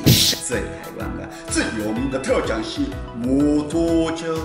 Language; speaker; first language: Chinese; non-native, fluent; Japanese